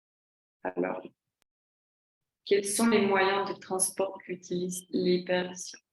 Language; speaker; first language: French; non-native, fluent; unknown